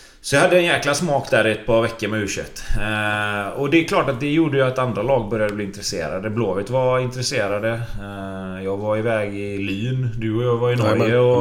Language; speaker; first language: Swedish; native; Swedish